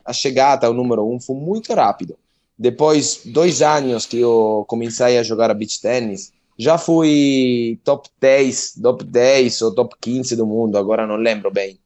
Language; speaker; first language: Portuguese; non-native, learner; Italian